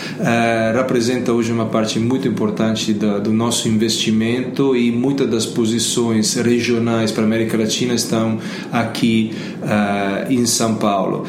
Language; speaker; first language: Portuguese; non-native, fluent; Italian